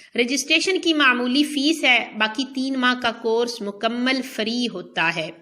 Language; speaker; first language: Urdu; native; Urdu